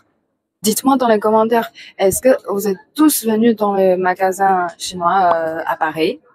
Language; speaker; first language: French; non-native, fluent; Chinese